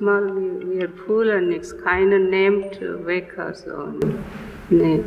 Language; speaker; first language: German; non-native, learner; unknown